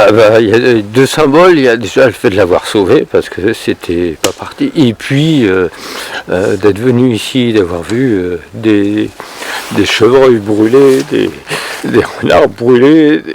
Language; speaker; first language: French; native; French